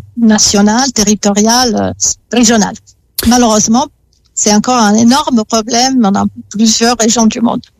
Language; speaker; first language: French; non-native, fluent; Italian